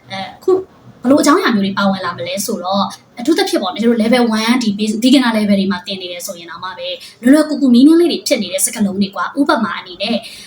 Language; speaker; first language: Burmese; native; Burmese